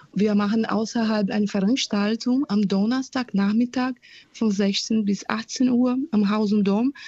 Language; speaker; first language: German; non-native, fluent; Portuguese